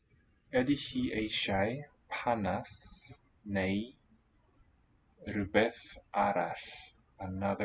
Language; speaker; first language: Welsh; non-native, learner; English